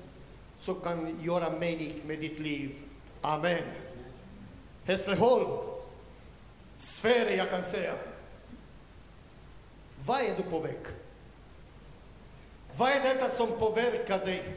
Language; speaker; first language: Swedish; non-native, learner; Romanian